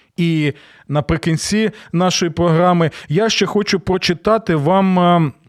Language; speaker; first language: Ukrainian; non-native, local second language; Russian